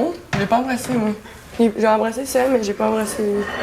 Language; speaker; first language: French; native; French